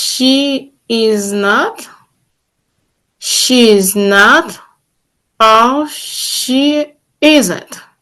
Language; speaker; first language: English; non-native, learner; Haitian Creole